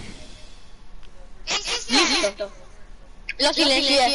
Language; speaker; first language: Spanish; native; Spanish